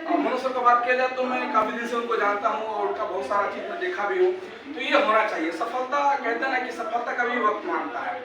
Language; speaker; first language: Hindi; native; Hindi